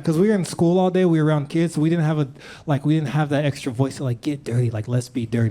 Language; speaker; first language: English; native; English